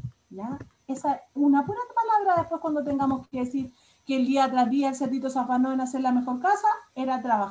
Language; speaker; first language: Spanish; native; Spanish